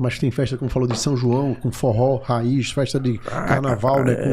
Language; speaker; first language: Portuguese; native; Portuguese